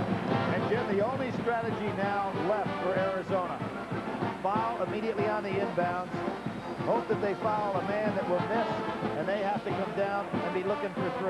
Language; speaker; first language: English; native; English